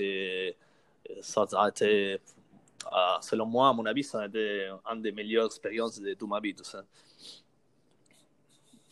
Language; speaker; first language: French; non-native, learner; Spanish